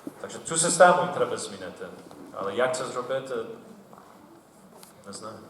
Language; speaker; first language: Ukrainian; early bilingual, heritage; Ukrainian